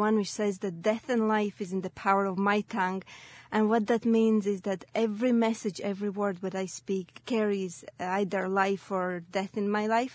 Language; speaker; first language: English; non-native, fluent; Latvian